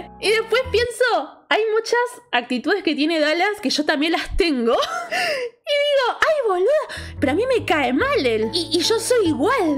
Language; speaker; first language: Spanish; native; Spanish